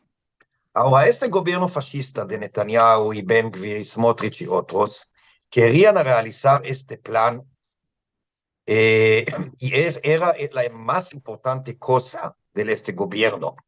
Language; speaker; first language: Spanish; non-native, fluent; Hebrew